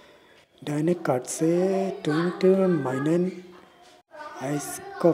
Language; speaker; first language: German; non-native, learner; Urdu